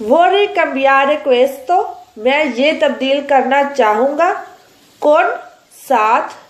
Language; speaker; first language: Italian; non-native, fluent; Urdu